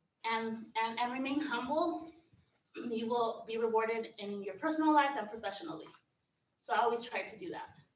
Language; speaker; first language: English; early bilingual, other home language; Spanish